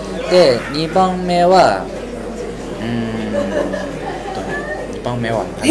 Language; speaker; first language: Japanese; non-native, fluent; Chinese